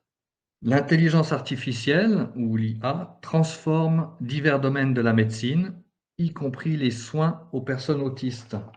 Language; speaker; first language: French; native; French